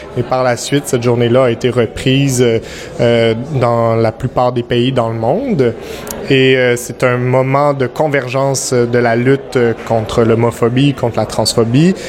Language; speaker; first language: French; native; French